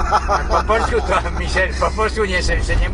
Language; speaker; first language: Polish; early bilingual, heritage; French